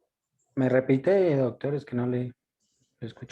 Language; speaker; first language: Spanish; native; Spanish